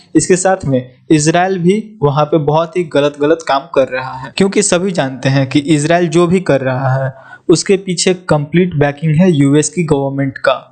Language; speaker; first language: Hindi; native; Hindi